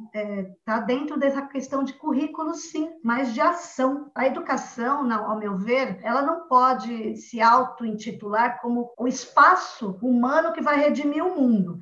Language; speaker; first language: Portuguese; native; Portuguese